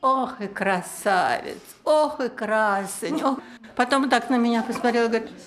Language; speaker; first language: Czech; non-native, learner; Russian